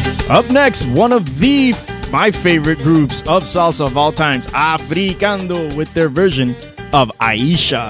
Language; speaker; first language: English; native; English